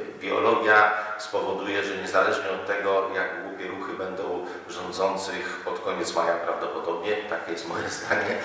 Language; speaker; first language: Polish; native; Polish